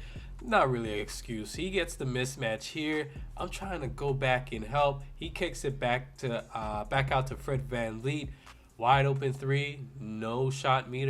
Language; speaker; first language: English; native; English